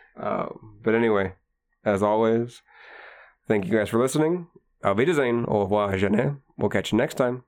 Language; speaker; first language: English; native; English